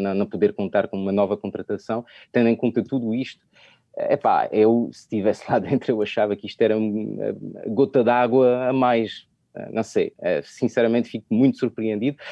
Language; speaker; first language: Portuguese; non-native, fluent; French